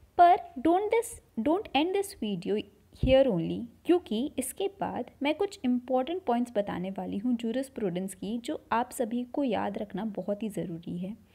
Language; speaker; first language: Hindi; native; Hindi